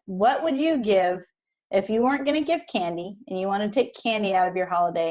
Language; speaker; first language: English; native; English